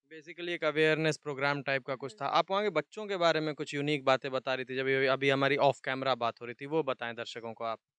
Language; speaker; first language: Hindi; native; Hindi